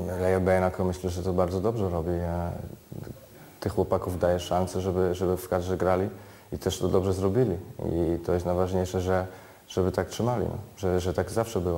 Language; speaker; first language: Polish; early bilingual, heritage; Polish